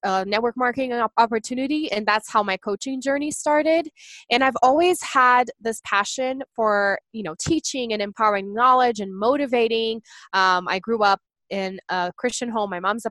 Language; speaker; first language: English; non-native, fluent; Portuguese